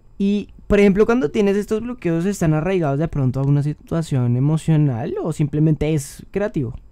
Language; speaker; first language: Spanish; native; Spanish